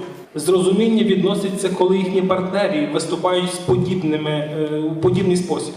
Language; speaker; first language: Ukrainian; native; Ukrainian